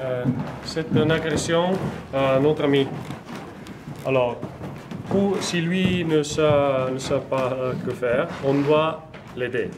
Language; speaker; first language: French; non-native, learner; Russian